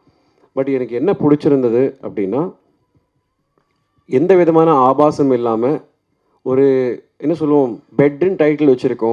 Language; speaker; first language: Tamil; native; Tamil